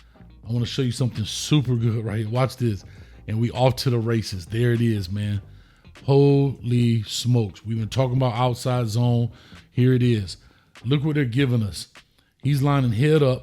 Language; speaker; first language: English; native; English